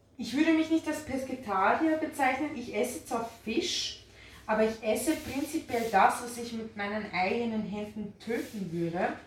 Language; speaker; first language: German; early bilingual, other home language; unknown